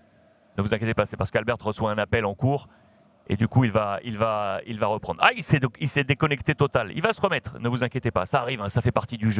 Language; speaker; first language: French; native; French